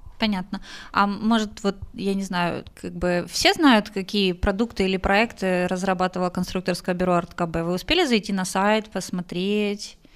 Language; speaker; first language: Russian; native; Russian